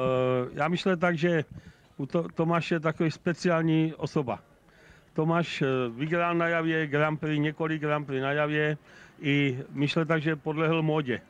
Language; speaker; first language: Polish; non-native, learner; Czech